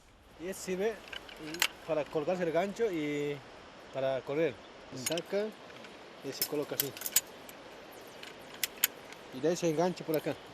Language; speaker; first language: Spanish; non-native, local second language; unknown